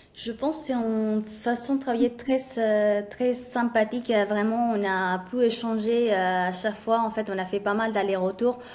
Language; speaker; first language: French; non-native, fluent; Spanish